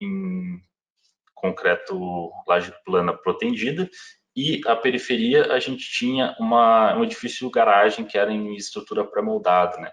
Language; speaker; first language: Portuguese; native; Portuguese